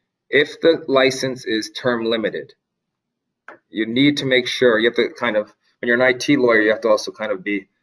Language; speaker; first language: English; native; English